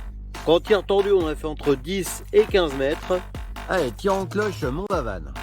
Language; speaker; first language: French; native; French